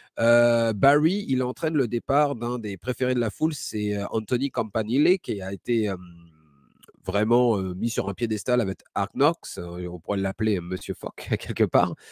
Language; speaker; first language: French; native; French